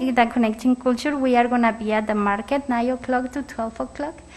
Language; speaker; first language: English; non-native, learner; Spanish